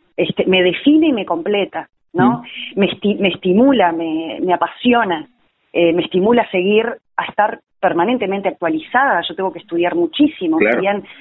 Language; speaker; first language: Spanish; native; Spanish